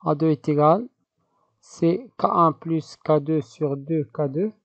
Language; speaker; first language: French; non-native, local second language; Arabic